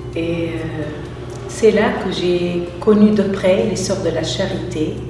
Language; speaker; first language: French; non-native, local second language; Arabic